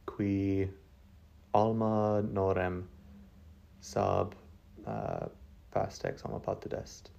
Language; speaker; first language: Estonian; non-native, learner; English